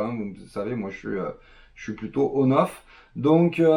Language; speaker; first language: French; native; French